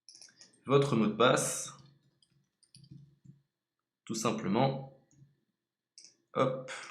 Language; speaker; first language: French; native; French